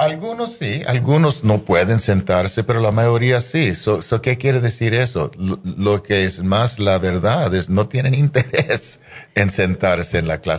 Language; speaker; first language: Spanish; non-native, fluent; English